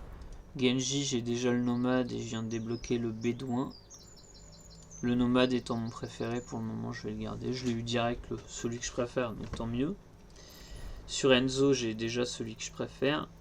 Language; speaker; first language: French; native; French